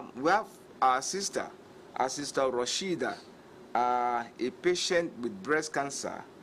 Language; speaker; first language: English; non-native, local second language; Yoruba